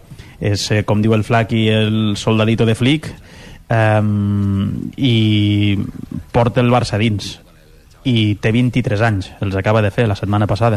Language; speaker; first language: Catalan; native; Catalan